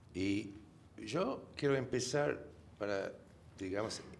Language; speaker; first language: Spanish; non-native, fluent; English